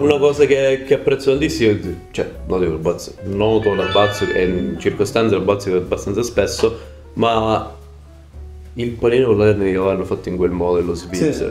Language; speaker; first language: Italian; native; Italian